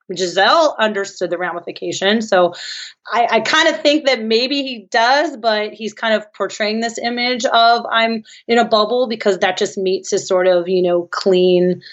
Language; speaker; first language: English; native; English